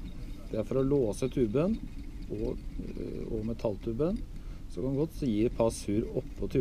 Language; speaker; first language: Norwegian; native; Norwegian